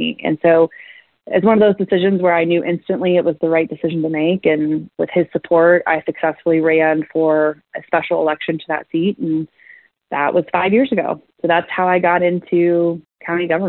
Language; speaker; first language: English; native; English